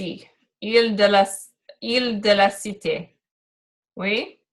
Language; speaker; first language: French; non-native, learner; English